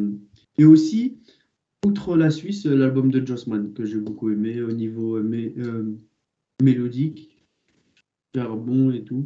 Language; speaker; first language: French; native; French